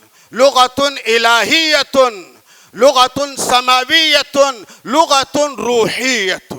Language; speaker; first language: Arabic; non-native, fluent; Urdu